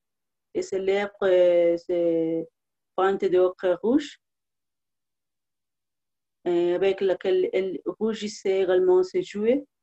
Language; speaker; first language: French; non-native, learner; Spanish